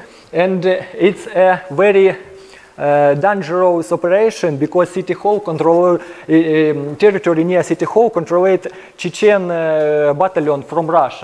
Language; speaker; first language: English; non-native, learner; Ukrainian